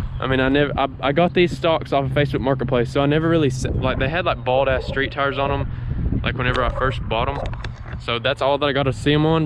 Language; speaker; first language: English; native; English